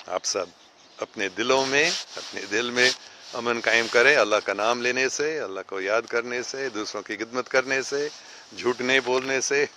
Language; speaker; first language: Urdu; non-native, fluent; English